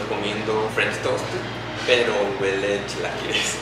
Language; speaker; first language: Spanish; non-native, learner; Japanese